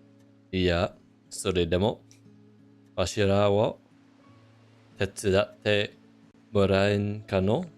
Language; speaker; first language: Japanese; non-native, fluent; English